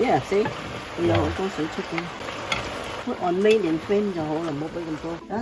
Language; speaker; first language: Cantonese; native; Cantonese